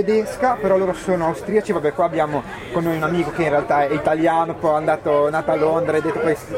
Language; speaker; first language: Italian; native; Italian